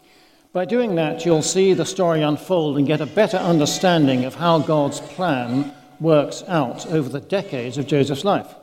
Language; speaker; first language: English; native; English